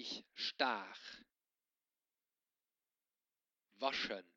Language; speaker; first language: German; non-native, local second language; Luxembourgish